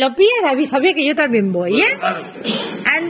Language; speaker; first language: Spanish; native; Spanish